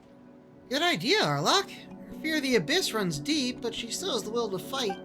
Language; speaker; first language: English; native; English